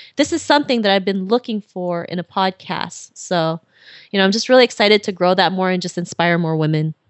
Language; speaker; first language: English; early bilingual, other home language; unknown